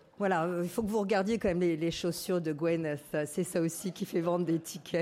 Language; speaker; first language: French; native; French